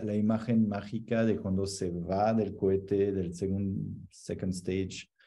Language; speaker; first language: Spanish; non-native, fluent; French